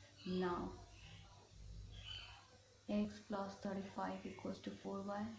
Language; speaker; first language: English; non-native, local second language; Hindi